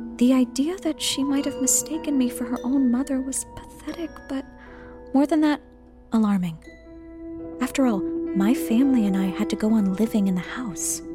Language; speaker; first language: English; native; English